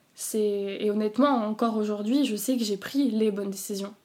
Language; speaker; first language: French; native; French